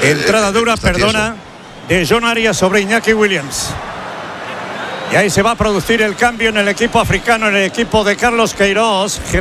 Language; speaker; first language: Spanish; native; Spanish